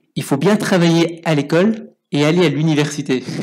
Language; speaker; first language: French; native; French